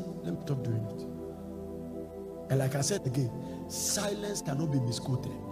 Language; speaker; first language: English; non-native, local second language; Akan